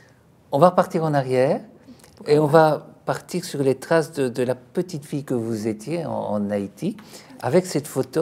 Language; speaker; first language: French; native; French